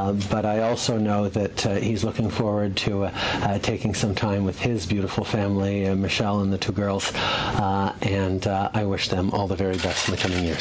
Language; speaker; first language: English; early bilingual, other home language; French